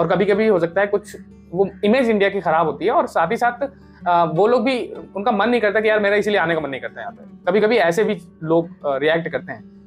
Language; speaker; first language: Hindi; native; Hindi